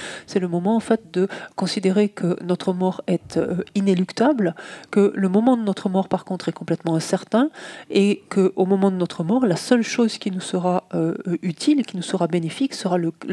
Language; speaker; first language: French; native; French